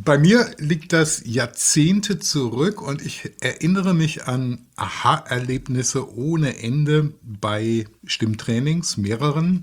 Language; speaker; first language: German; native; German